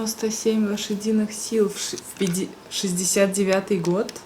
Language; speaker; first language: Russian; native; Russian